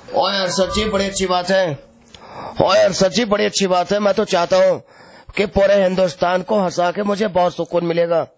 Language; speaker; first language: Hindi; native; Hindi